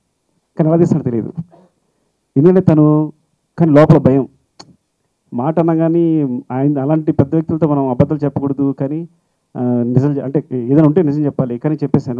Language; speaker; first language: Telugu; native; Telugu